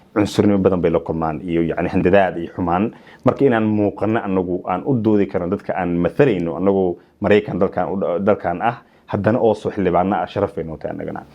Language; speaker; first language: Somali; early bilingual, heritage; Somali